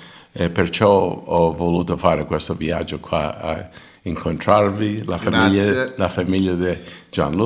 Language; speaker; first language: Italian; early bilingual, heritage; Italian